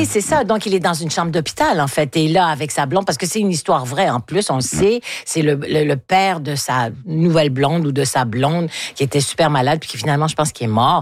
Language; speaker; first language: French; native; French